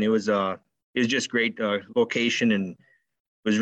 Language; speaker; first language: English; native; English